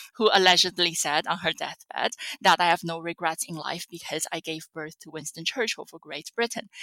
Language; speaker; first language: English; non-native, fluent; Chinese